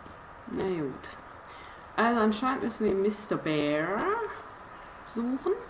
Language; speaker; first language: German; native; German